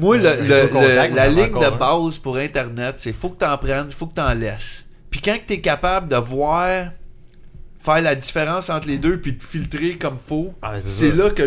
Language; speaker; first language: French; native; French